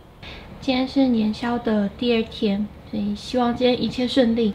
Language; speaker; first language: Chinese; native; Chinese